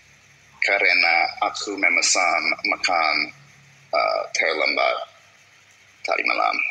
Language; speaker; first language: Indonesian; non-native, learner; English